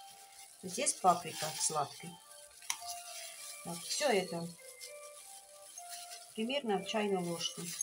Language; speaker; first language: Russian; non-native, fluent; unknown